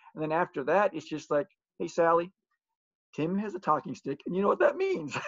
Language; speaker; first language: English; native; English